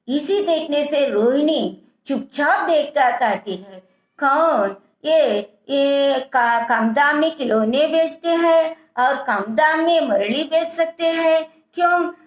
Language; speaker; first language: Hindi; non-native, local second language; Telugu